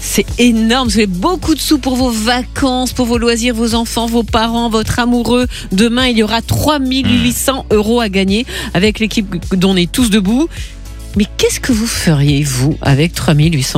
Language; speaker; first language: French; native; French